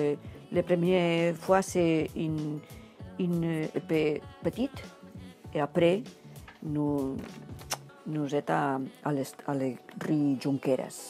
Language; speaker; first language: French; non-native, learner; Catalan